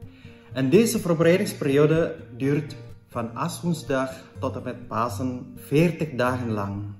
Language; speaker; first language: Dutch; non-native, fluent; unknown